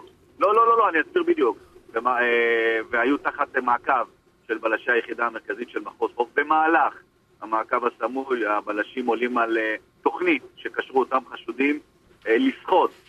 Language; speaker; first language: Hebrew; native; Hebrew